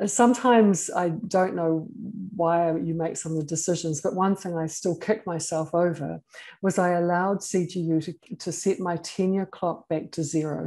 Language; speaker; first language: English; native; English